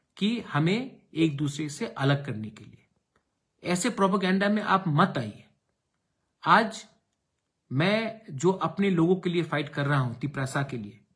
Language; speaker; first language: Hindi; non-native, local second language; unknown